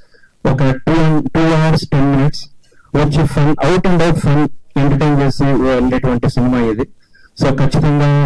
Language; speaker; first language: Telugu; native; Telugu